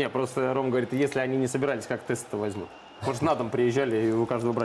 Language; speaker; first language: Russian; native; Russian